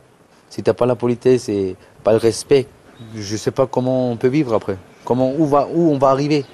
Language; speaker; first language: French; non-native, learner; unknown